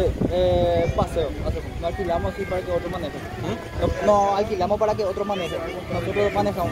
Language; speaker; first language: Spanish; native; Spanish